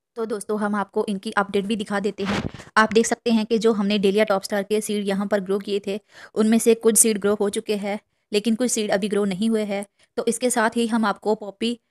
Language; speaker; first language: Hindi; non-native, local second language; Punjabi